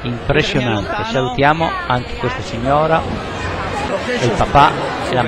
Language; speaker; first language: Italian; native; Italian